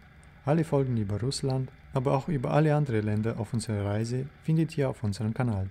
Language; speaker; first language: German; native; German